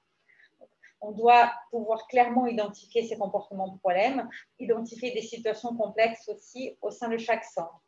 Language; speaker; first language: French; native; French